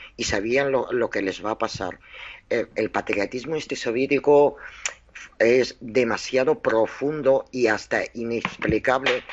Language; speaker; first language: Spanish; non-native, fluent; Russian